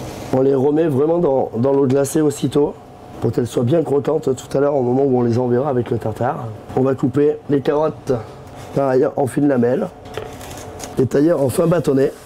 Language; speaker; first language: French; native; French